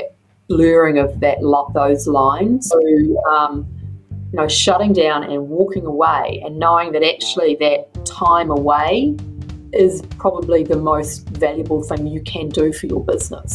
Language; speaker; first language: English; native; English